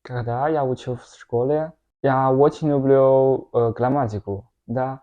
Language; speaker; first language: Russian; non-native, learner; Chinese